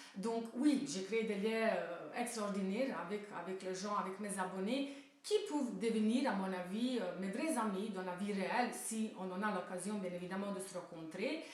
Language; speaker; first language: French; non-native, fluent; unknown